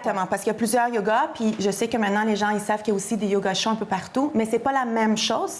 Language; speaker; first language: French; native; French